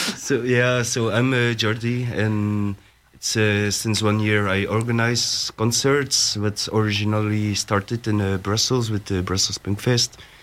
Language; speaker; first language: English; non-native, fluent; Dutch